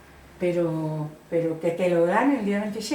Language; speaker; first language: Spanish; native; Spanish